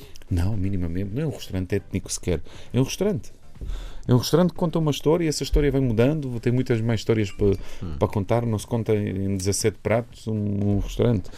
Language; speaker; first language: Portuguese; non-native, fluent; Bosnian